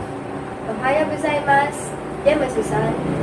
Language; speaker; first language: Japanese; non-native, learner; Filipino